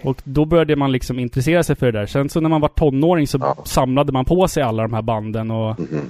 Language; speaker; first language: Swedish; native; Swedish